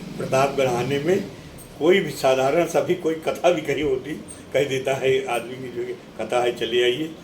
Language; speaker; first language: Hindi; native; Hindi